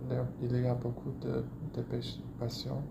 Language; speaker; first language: French; non-native, learner; Chinese